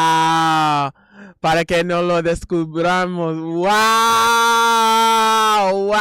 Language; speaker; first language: Spanish; non-native, learner; English